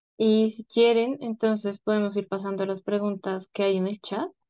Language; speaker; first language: Spanish; native; Spanish